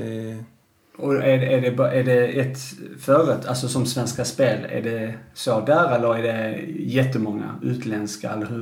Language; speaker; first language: Swedish; native; Swedish